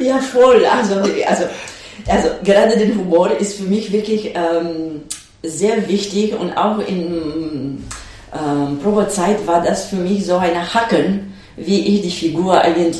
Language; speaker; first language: German; non-native, fluent; Romanian